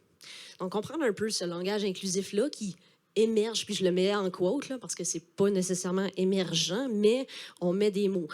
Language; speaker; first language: French; native; French